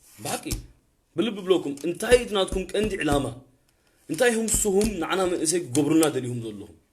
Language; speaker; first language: Tigrinya; early bilingual, heritage; Tigrinya